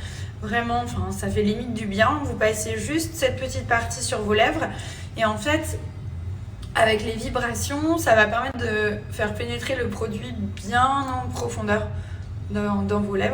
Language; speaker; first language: French; native; French